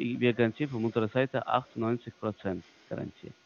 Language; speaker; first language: German; non-native, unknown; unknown